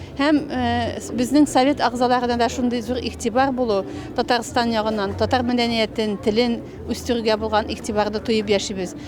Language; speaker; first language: Tatar; native; Tatar